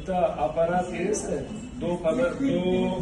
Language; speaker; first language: Russian; non-native, learner; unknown